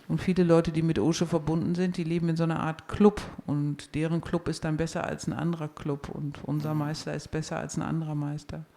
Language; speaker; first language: German; native; German